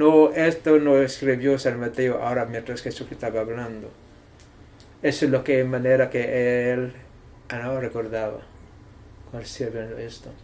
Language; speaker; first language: Spanish; non-native, learner; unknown